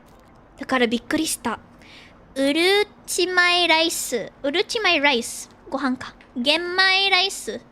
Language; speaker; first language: Japanese; non-native, learner; Filipino